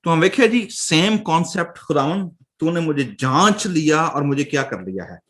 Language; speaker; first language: Urdu; non-native, local second language; Punjabi